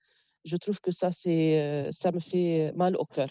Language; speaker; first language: French; non-native, local second language; Arabic